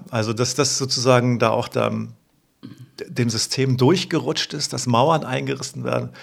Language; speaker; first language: German; native; German